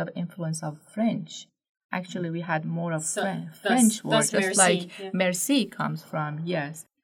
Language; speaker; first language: English; non-native, fluent; Persian